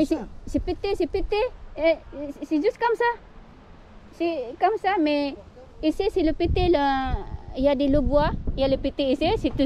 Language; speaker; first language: French; non-native, fluent; Filipino